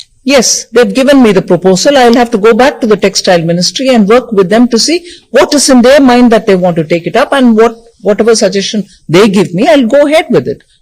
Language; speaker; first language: English; non-native, local second language; Tamil